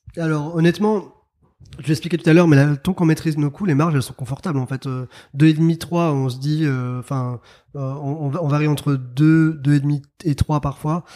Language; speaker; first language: French; early bilingual, other home language; Arabic